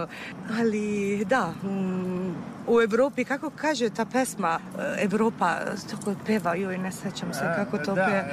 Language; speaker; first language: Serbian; non-native, fluent; Italian